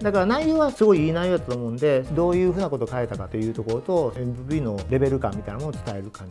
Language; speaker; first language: Japanese; native; Japanese